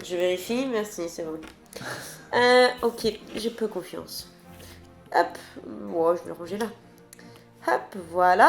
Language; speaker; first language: French; native; French